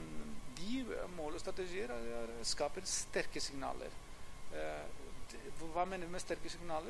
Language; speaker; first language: Norwegian; non-native, fluent; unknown